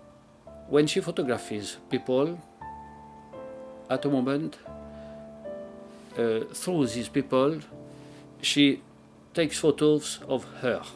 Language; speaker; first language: English; non-native, learner; French